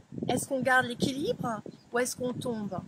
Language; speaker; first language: French; native; French